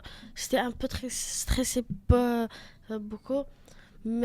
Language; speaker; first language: French; non-native, learner; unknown